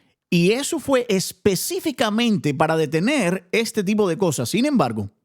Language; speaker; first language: Spanish; native; Spanish